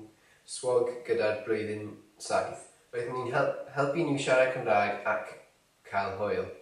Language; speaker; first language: Welsh; non-native, local second language; English